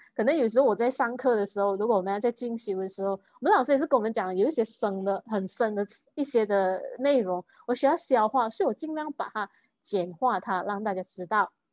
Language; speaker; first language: Chinese; native; Chinese